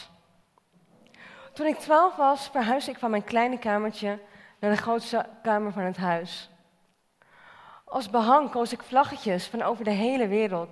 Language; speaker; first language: Dutch; native; Dutch